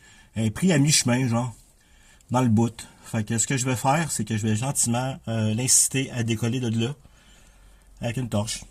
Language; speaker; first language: French; native; French